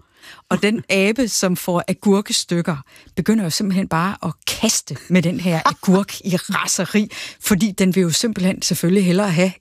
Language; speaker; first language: Danish; native; Danish